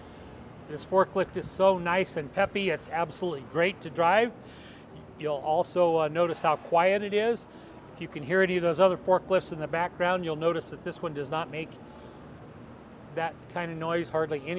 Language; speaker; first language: English; native; English